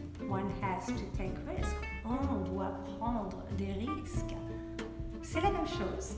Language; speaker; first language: French; native; French